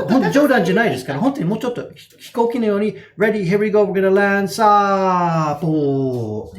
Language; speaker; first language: Japanese; non-native, fluent; English